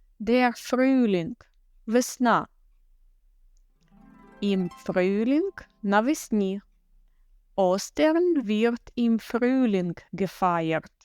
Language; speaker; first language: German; non-native, fluent; Ukrainian